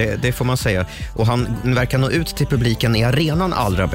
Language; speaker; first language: Swedish; native; Swedish